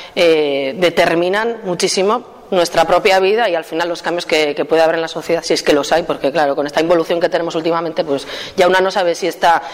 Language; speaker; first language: Spanish; native; Spanish